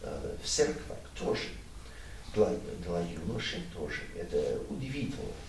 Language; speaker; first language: Russian; non-native, learner; English